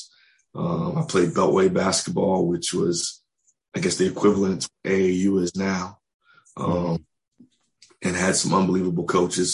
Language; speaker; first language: English; native; English